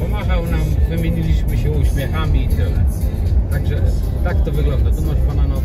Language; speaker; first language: Polish; native; Polish